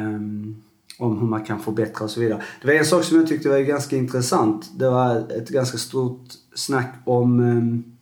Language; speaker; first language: Swedish; native; Swedish